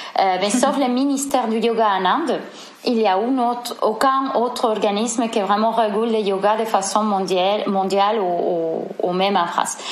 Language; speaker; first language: French; non-native, fluent; Spanish